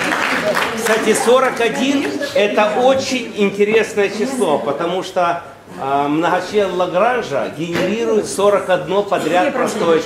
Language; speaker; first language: Ukrainian; native; Ukrainian